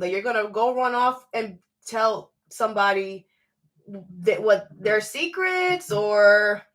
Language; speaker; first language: English; native; English